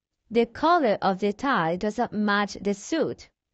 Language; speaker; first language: English; non-native, fluent; Haitian Creole